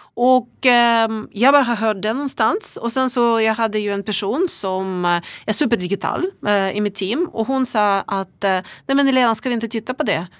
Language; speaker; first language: Swedish; non-native, fluent; Russian